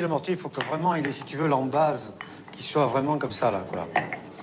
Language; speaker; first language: French; native; French